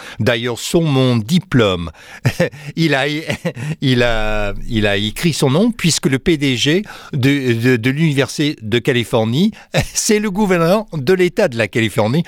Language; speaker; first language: French; non-native, fluent; English